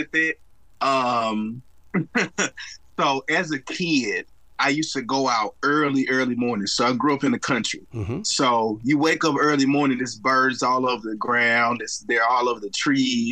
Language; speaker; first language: English; native; English